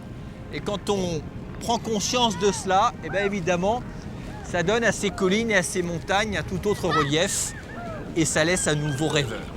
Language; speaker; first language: French; native; French